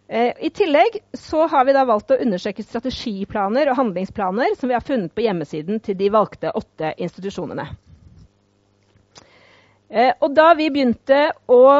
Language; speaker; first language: Norwegian; native; Norwegian